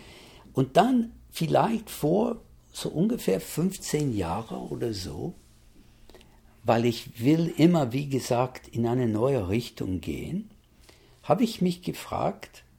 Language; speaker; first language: German; non-native, fluent; English